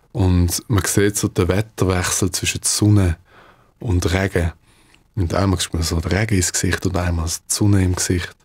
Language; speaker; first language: German; early bilingual, other home language; Dutch